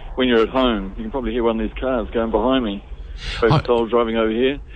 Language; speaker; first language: English; native; English